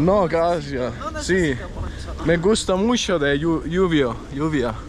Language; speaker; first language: Spanish; non-native, learner; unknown